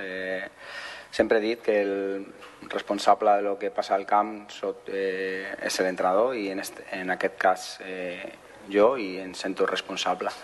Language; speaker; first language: Catalan; non-native, fluent; Spanish